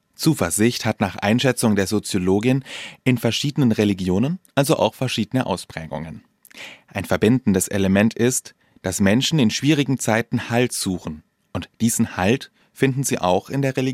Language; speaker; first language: German; native; German